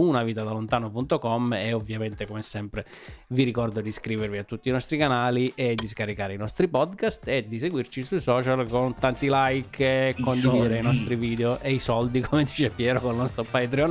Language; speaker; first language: Italian; native; Italian